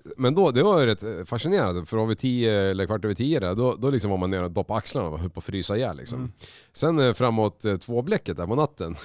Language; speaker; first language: Swedish; native; Swedish